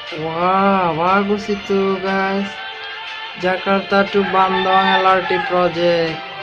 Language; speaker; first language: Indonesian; non-native, learner; Bangla